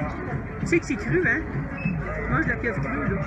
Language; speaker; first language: French; native; French